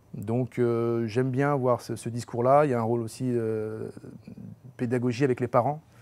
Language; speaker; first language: French; native; French